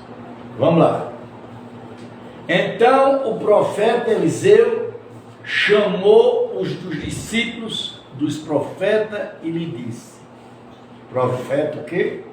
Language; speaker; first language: Portuguese; native; Portuguese